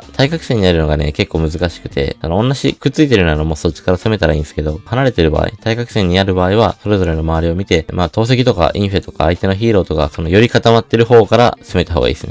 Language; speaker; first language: Japanese; native; Japanese